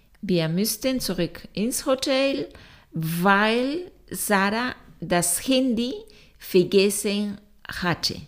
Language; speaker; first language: German; non-native, fluent; Spanish